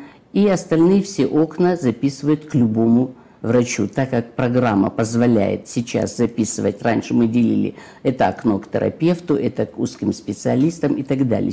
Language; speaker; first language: Russian; native; Russian